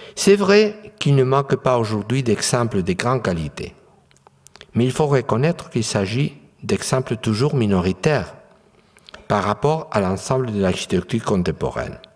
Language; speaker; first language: French; non-native, fluent; Spanish